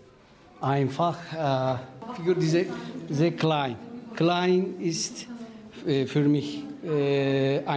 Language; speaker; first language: German; non-native, learner; Turkish